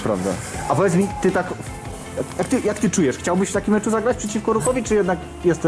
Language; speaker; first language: Polish; native; Polish